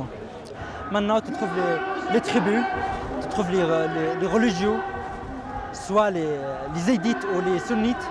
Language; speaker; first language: French; non-native, fluent; Arabic